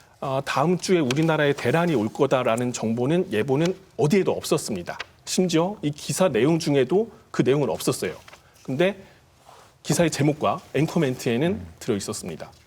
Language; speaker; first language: Korean; native; Korean